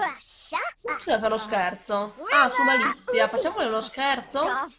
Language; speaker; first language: Italian; native; Italian